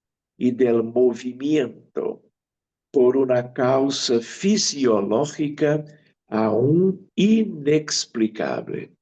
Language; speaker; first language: Spanish; non-native, fluent; Portuguese